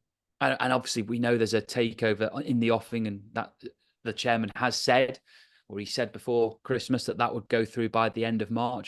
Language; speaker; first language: English; native; English